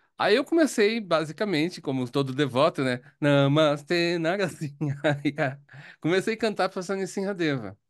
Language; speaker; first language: Portuguese; native; Portuguese